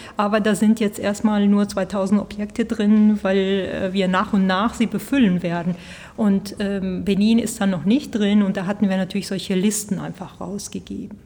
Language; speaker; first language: German; early bilingual, heritage; Spanish